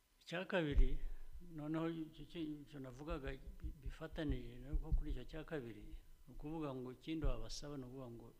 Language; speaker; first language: Kinyarwanda; early bilingual, heritage; Kinyarwanda